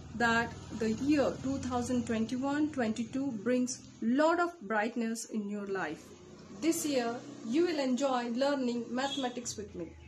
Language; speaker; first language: English; non-native, local second language; Kannada